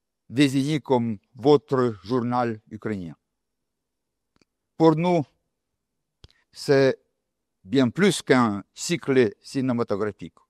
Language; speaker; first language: French; non-native, local second language; Ukrainian